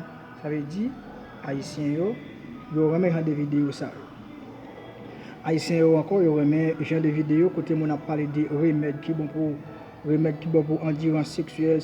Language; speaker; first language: French; non-native, learner; Haitian Creole